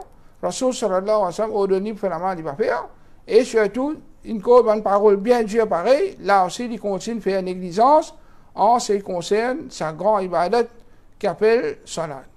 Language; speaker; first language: French; non-native, local second language; Morisyen